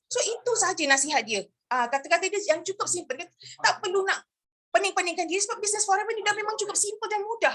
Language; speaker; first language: Malay; native; Malay